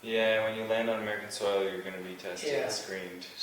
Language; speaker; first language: English; native; English